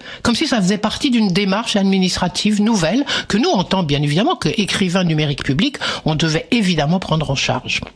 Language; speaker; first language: French; native; French